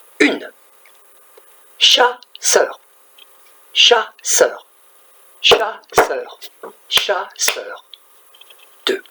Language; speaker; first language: French; native; French